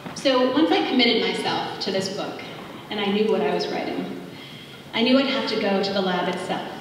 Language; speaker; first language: English; native; English